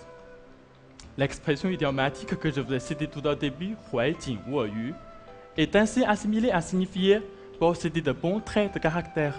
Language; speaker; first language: French; non-native, fluent; Chinese